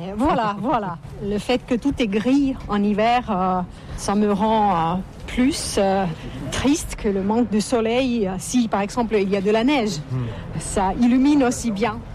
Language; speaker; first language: French; native; French